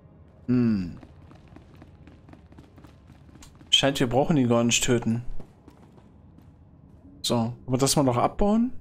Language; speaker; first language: German; native; German